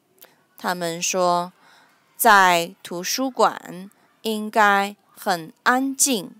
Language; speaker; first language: Chinese; non-native, learner; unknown